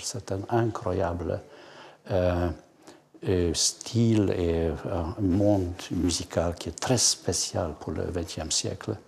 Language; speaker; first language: French; non-native, fluent; Hungarian